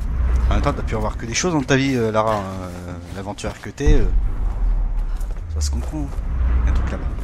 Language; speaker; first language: French; native; French